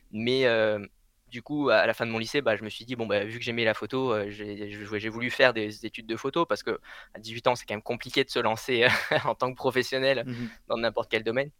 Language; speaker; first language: French; native; French